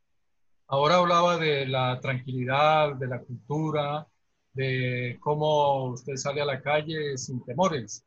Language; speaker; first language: Spanish; native; Spanish